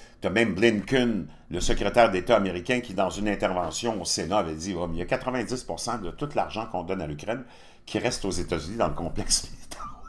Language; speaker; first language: French; native; French